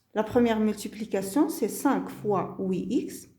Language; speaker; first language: French; non-native, local second language; Arabic